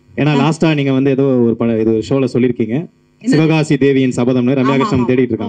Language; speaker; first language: Tamil; native; Tamil